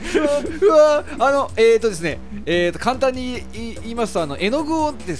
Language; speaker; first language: Japanese; native; Japanese